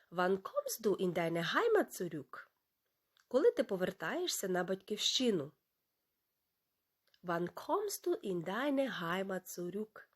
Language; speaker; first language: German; non-native, fluent; Ukrainian